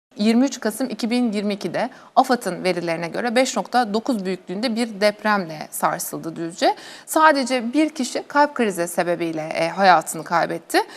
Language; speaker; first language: Turkish; native; Turkish